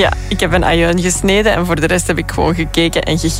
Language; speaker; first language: Dutch; native; Dutch